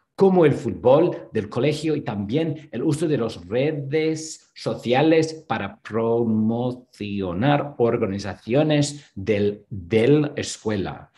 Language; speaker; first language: Spanish; non-native, fluent; English